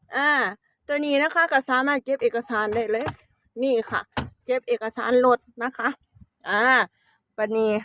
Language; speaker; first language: Thai; non-native, local second language; Northeastern Thai